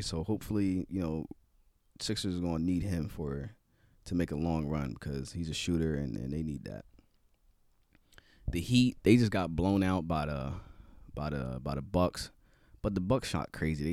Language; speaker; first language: English; native; English